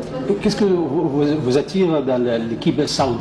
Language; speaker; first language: French; non-native, fluent; Arabic